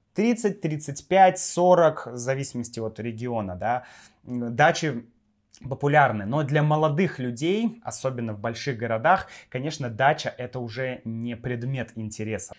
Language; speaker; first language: Russian; native; Russian